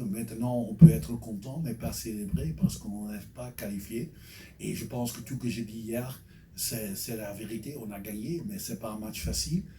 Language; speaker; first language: French; non-native, fluent; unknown